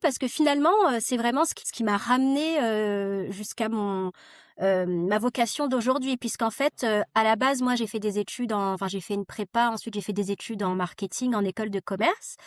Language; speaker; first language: French; non-native, local second language; Malagasy